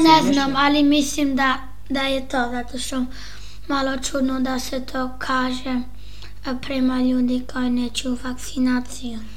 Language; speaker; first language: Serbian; early bilingual, heritage; Serbian